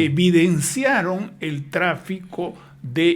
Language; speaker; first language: Spanish; native; Spanish